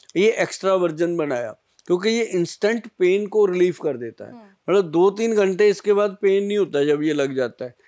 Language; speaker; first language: Hindi; native; Hindi